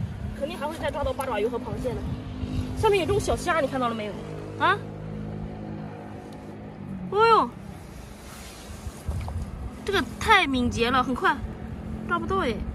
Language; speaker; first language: Chinese; native; Chinese